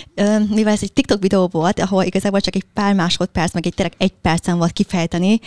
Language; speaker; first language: Hungarian; early bilingual, other home language; Vietnamese